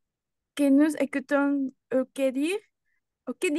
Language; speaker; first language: French; non-native, learner; Spanish